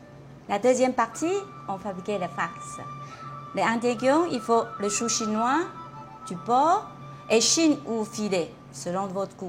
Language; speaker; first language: French; non-native, fluent; Chinese